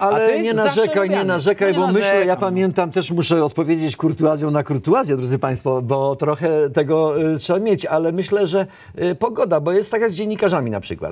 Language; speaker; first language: Polish; native; Polish